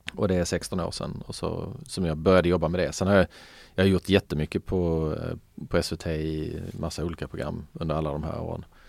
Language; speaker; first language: Swedish; early bilingual, other home language; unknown